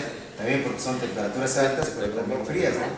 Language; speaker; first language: Spanish; native; Spanish